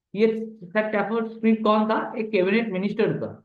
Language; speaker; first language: Hindi; non-native, local second language; Bangla